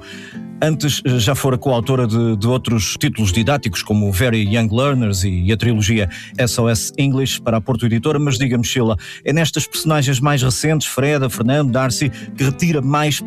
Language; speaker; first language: Portuguese; native; Portuguese